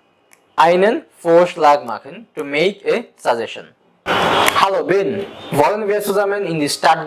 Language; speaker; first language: German; non-native, fluent; Bangla